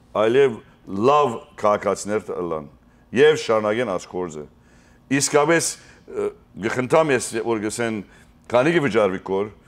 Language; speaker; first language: Armenian; early bilingual, heritage; Armenian